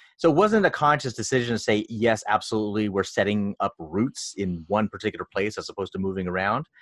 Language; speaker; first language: English; early bilingual, other home language; Filipino